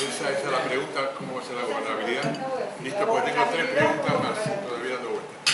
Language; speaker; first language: Spanish; native; Spanish